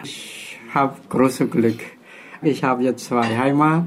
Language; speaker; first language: German; non-native, learner; Khmer